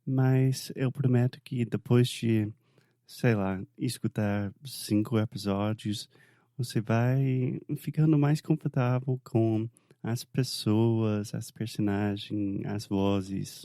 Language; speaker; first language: Portuguese; non-native, fluent; English